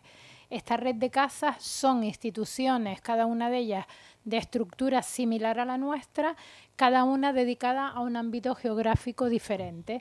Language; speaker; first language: Spanish; native; Spanish